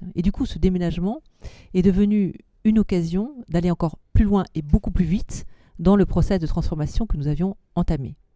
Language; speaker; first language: French; native; French